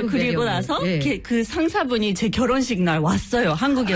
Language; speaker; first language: Korean; non-native, fluent; English